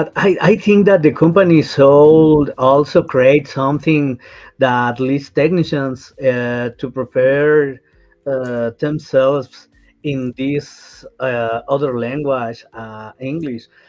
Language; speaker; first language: English; non-native, learner; Spanish